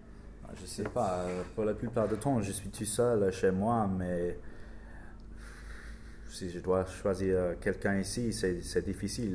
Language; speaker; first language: French; non-native, learner; English